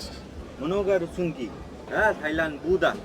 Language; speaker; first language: Russian; non-native, learner; Thai